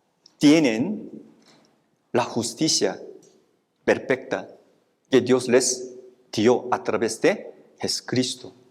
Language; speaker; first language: Spanish; non-native, fluent; Korean